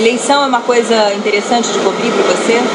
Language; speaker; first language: Portuguese; native; Portuguese